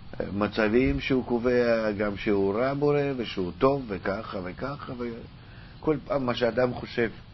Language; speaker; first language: Hebrew; non-native, fluent; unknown